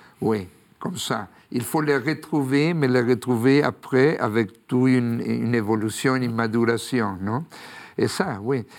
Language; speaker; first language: French; non-native, fluent; Spanish